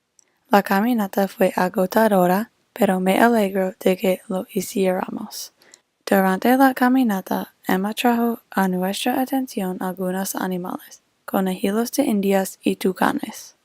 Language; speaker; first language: Spanish; non-native, fluent; English